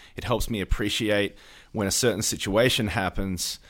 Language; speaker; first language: English; native; English